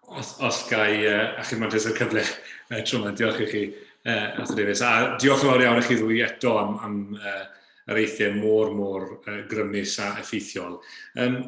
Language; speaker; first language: Welsh; native; Welsh